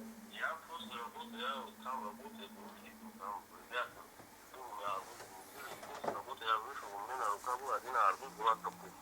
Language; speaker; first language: Russian; non-native, learner; Tajik